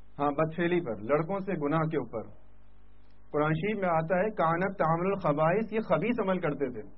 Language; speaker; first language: Urdu; native; Urdu